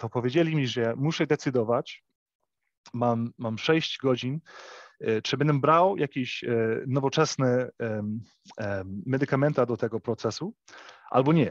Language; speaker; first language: Polish; early bilingual, heritage; English